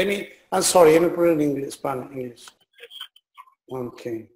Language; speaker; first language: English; non-native, learner; Spanish